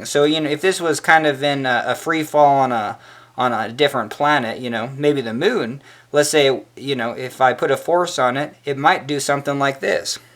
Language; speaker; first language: English; native; English